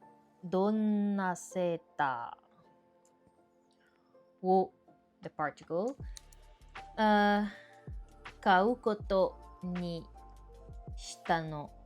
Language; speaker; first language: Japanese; non-native, learner; French